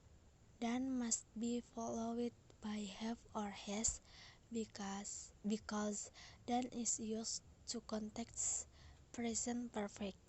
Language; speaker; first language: English; non-native, learner; Indonesian